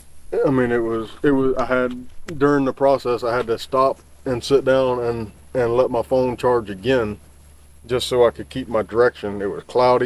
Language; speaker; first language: English; native; English